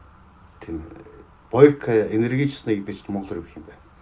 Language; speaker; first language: Mongolian; native; Mongolian